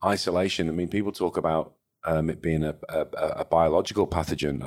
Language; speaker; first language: English; native; English